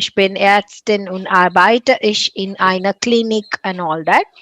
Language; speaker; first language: German; non-native, fluent; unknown